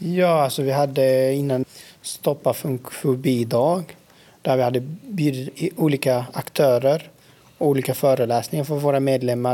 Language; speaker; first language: Swedish; non-native, fluent; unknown